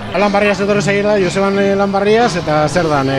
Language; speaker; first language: Basque; native; Basque